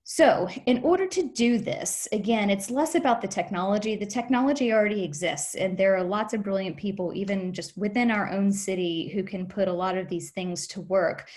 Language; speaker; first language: English; native; English